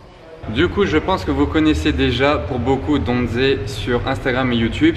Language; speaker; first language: French; native; French